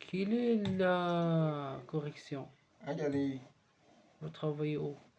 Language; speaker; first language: French; non-native, learner; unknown